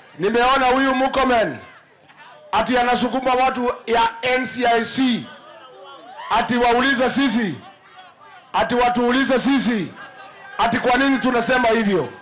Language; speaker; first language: Swahili; non-native, local second language; Kikuyu